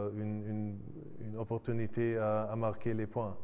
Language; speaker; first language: French; non-native, fluent; German